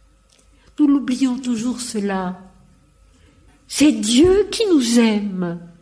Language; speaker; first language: French; native; French